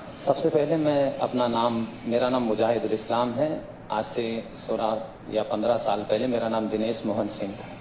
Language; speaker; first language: Hindi; native; Hindi